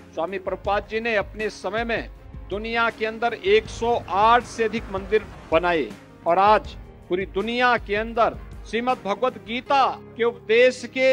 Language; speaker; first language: Hindi; native; Hindi